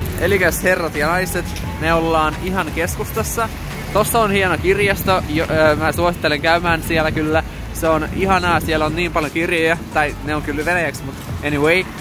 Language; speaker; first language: Finnish; non-native, fluent; Russian